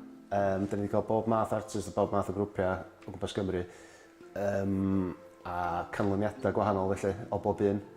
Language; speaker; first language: Welsh; native; Welsh